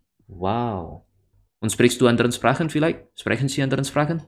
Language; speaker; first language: German; non-native, learner; Indonesian